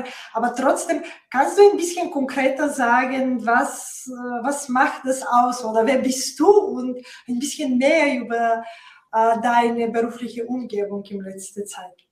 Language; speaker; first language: German; non-native, fluent; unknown